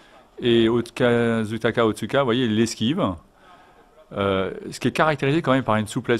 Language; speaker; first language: French; native; French